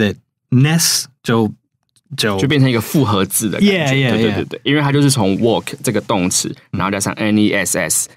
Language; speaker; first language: Chinese; native; Chinese